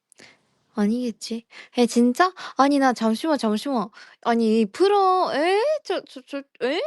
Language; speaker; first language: Korean; non-native, fluent; Japanese